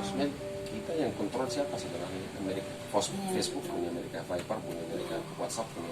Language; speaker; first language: Indonesian; non-native, fluent; Arabic